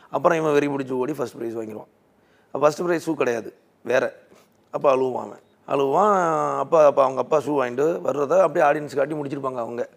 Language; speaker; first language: Tamil; native; Tamil